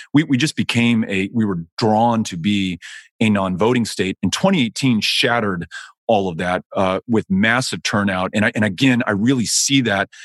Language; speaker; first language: English; native; English